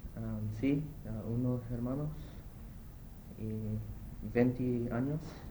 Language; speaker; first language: Spanish; non-native, learner; English